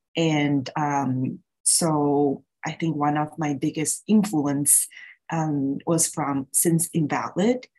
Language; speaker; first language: English; early bilingual, other home language; Thai